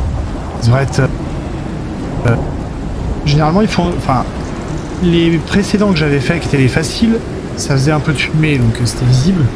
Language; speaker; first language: French; native; French